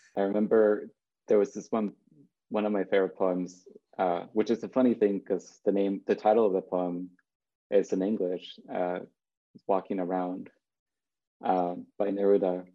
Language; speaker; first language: English; early bilingual, other home language; Spanish